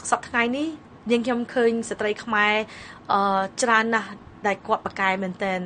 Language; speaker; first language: Khmer; early bilingual, heritage; Khmer